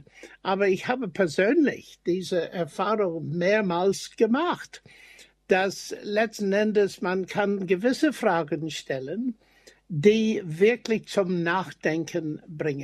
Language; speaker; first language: German; non-native, fluent; English